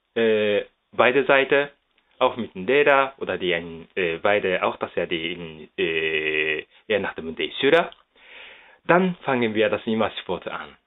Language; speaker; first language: German; non-native, fluent; Japanese